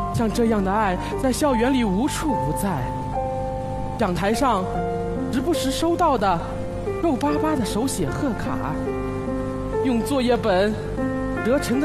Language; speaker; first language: Chinese; native; Chinese